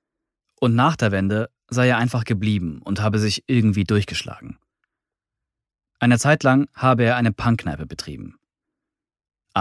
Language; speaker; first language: German; native; German